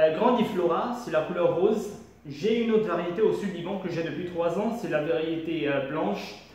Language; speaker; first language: French; non-native, local second language; Arabic